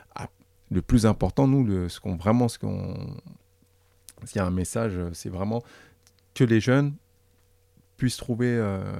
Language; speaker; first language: French; native; French